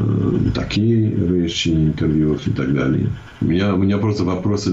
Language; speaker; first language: Russian; non-native, fluent; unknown